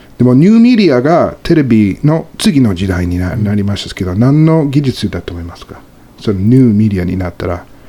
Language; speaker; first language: Japanese; non-native, fluent; English